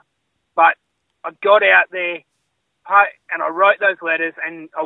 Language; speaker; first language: English; native; English